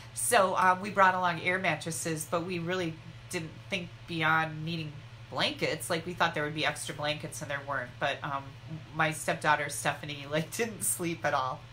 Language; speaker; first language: English; native; English